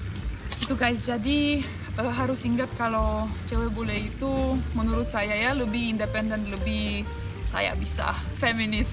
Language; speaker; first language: Indonesian; non-native, fluent; Romanian